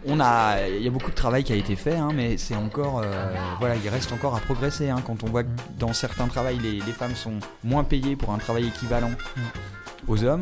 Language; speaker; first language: French; native; French